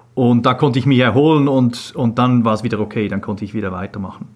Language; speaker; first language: German; native; German